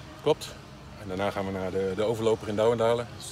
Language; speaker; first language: Dutch; native; Dutch